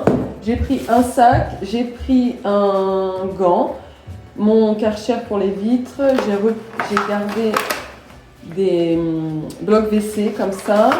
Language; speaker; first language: French; native; French